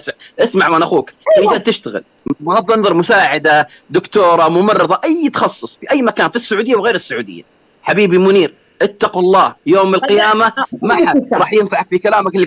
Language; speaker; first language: Arabic; native; Arabic